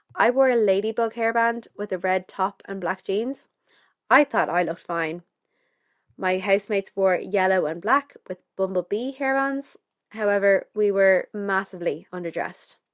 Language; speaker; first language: English; native; English